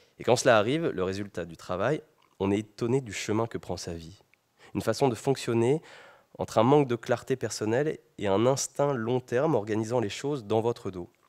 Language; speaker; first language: French; native; French